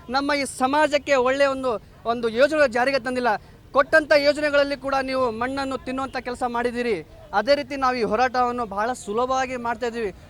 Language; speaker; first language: Kannada; non-native, local second language; Lambadi